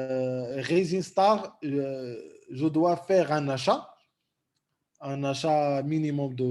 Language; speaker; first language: French; non-native, local second language; Arabic